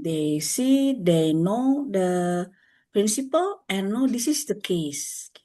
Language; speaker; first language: English; non-native, learner; Indonesian